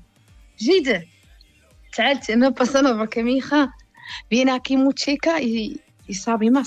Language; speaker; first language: Spanish; non-native, learner; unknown